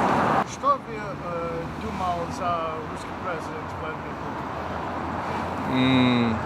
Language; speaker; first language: Russian; non-native, learner; English